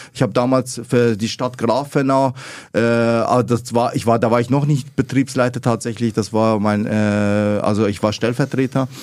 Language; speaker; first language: German; early bilingual, other home language; Arabic